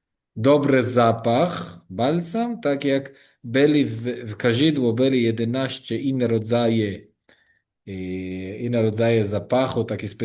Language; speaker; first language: Polish; non-native, learner; Hebrew